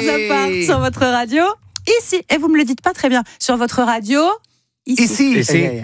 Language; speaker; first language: French; native; French